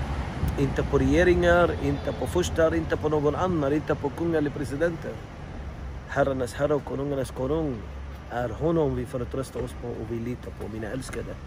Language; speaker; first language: Swedish; non-native, fluent; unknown